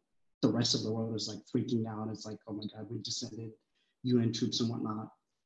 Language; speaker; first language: English; early bilingual, other home language; Swahili